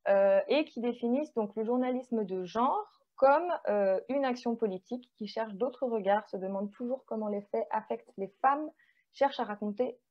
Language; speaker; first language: French; native; French